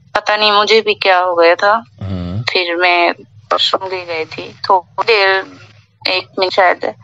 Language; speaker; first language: Hindi; non-native, learner; Bangla